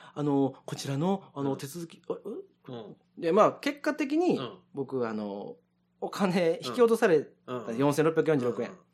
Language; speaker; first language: Japanese; native; Japanese